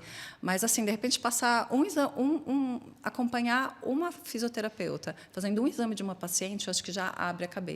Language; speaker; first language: Portuguese; native; Portuguese